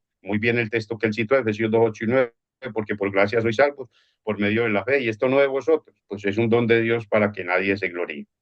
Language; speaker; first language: Spanish; native; Spanish